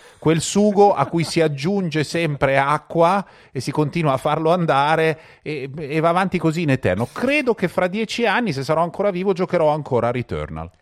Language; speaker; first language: Italian; native; Italian